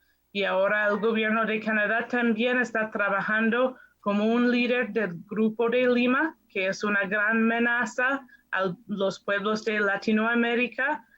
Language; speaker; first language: Spanish; non-native, fluent; English